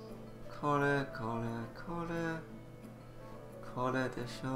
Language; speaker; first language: Japanese; non-native, learner; English